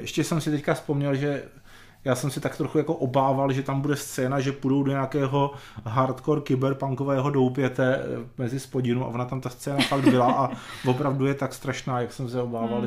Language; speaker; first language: Czech; native; Czech